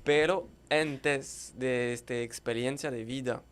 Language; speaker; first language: Spanish; non-native, fluent; French